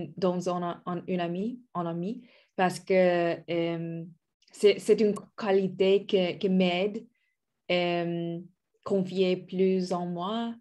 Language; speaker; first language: French; non-native, learner; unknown